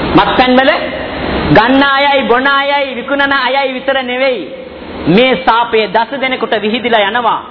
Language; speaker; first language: Sinhala; non-native, local second language; Tamil